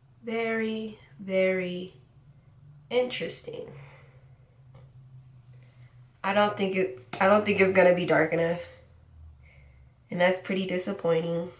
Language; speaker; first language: English; native; English